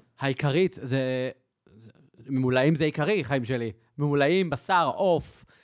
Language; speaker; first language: Hebrew; native; Hebrew